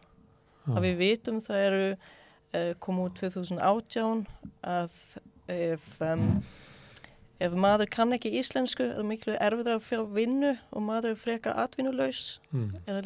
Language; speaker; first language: Icelandic; non-native, fluent; Swedish